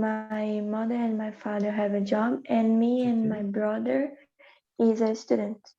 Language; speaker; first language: English; non-native, learner; Portuguese